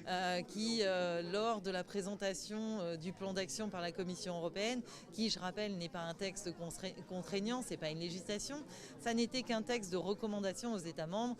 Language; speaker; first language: French; native; French